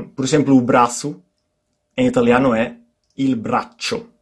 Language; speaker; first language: Portuguese; non-native, fluent; Italian